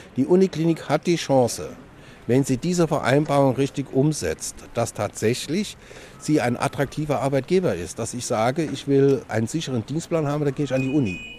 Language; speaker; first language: German; native; German